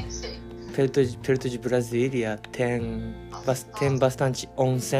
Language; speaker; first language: Portuguese; non-native, learner; Japanese